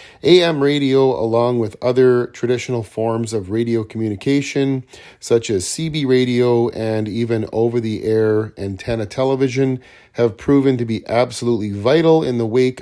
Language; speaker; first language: English; native; English